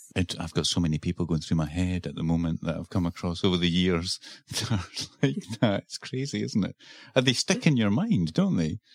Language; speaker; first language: English; native; English